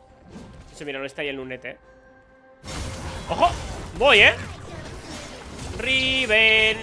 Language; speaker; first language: Spanish; native; Spanish